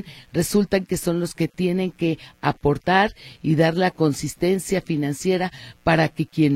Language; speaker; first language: Spanish; native; Spanish